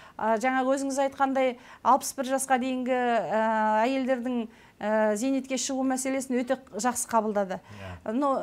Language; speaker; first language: Kazakh; native; Kazakh